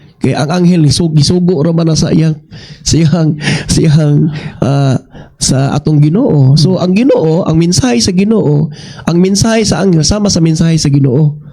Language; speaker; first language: Cebuano; native; Cebuano